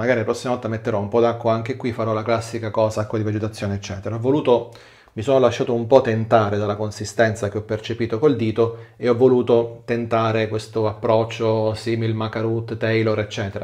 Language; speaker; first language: Italian; native; Italian